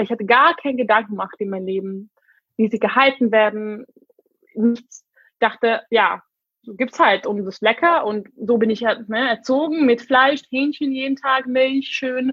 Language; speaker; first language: German; non-native, fluent; Hungarian